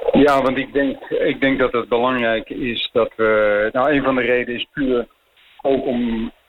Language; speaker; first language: Dutch; native; Dutch